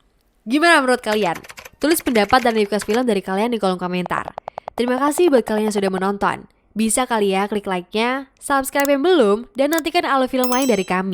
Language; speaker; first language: Indonesian; native; Indonesian